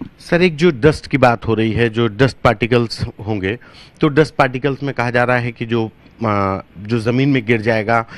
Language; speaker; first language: Hindi; native; Hindi